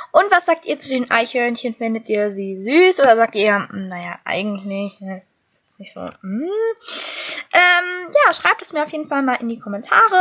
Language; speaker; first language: German; native; German